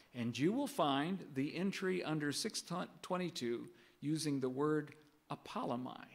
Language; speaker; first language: English; native; English